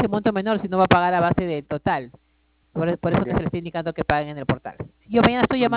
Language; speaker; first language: Spanish; native; Spanish